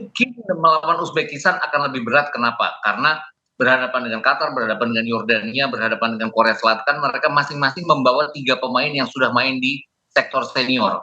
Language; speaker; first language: Indonesian; native; Indonesian